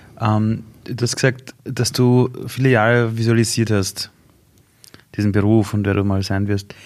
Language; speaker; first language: German; early bilingual, other home language; Persian